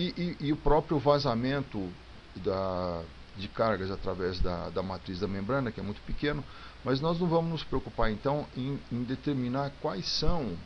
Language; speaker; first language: Portuguese; native; Portuguese